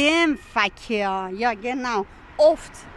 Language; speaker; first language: German; non-native, fluent; Persian